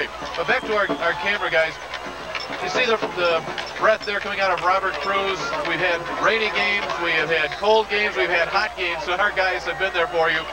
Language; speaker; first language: English; native; English